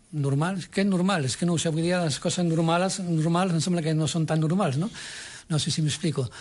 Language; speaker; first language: Catalan; non-native, local second language; Spanish